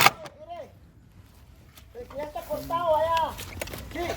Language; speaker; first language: Spanish; native; Spanish